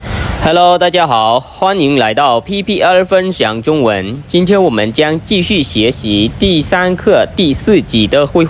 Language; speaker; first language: Chinese; non-native, fluent; Khmer